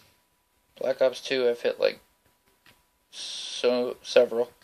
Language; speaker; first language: English; native; English